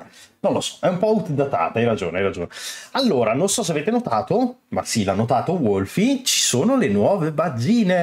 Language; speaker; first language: Italian; native; Italian